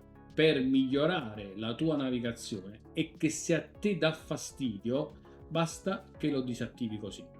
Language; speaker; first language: Italian; native; Italian